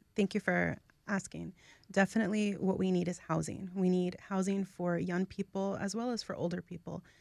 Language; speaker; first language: English; native; English